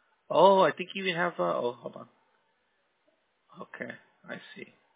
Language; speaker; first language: English; early bilingual, other home language; Spanish